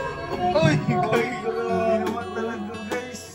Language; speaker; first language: Filipino; native; Filipino